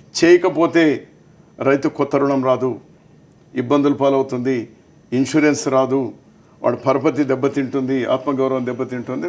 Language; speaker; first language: Telugu; native; Telugu